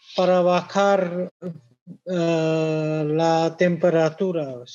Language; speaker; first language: Spanish; non-native, fluent; Bangla